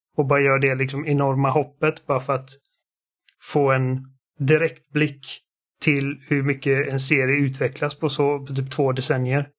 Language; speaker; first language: Swedish; early bilingual, other home language; German